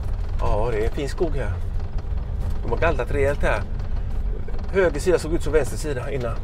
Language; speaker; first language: Swedish; native; Swedish